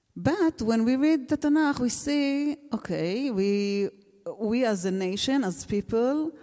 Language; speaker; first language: English; non-native, fluent; Hebrew